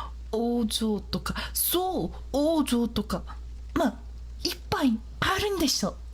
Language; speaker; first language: Japanese; non-native, learner; English